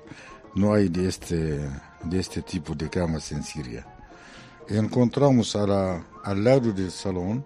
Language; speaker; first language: Spanish; non-native, fluent; Arabic